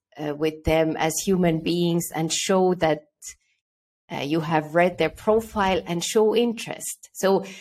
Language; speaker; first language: English; early bilingual, other home language; Estonian